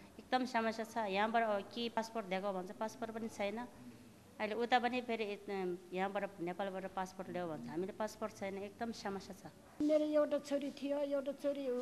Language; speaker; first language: Nepali; non-native, local second language; Tibetan